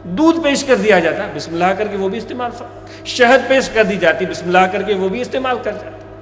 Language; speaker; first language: Urdu; non-native, local second language; Sindhi